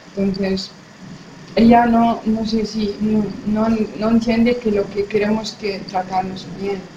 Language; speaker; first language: Spanish; non-native, fluent; Arabic